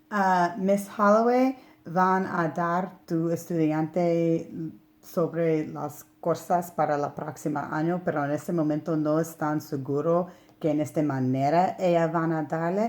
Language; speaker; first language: Spanish; non-native, learner; English